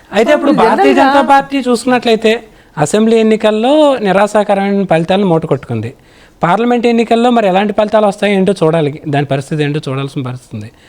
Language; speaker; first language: Telugu; native; Telugu